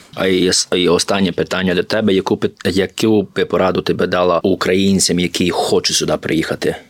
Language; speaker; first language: Ukrainian; early bilingual, heritage; Ukrainian